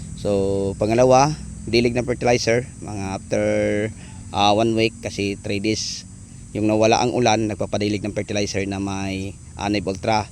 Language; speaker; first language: Filipino; non-native, local second language; Cebuano